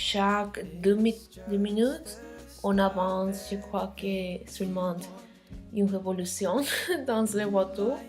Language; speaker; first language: French; non-native, learner; Spanish